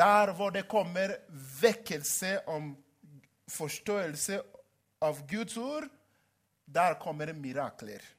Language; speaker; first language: Swedish; non-native, fluent; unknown